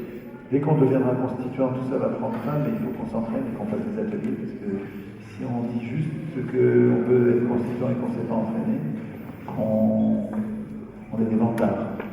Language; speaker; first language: French; native; French